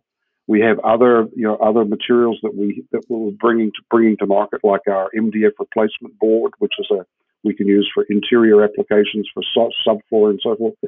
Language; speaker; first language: English; native; English